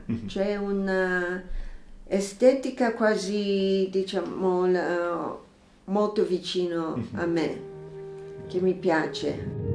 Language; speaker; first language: Italian; non-native, fluent; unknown